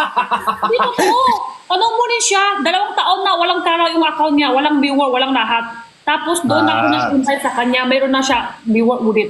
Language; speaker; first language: Filipino; non-native, learner; Korean